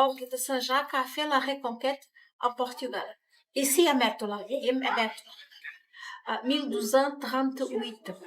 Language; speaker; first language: French; non-native, learner; Portuguese